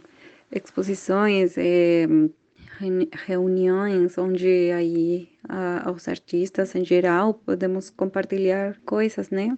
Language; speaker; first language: Portuguese; non-native, fluent; Spanish